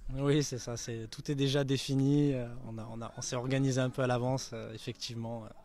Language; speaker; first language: French; native; French